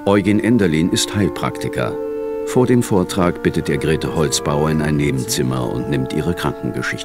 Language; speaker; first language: German; native; German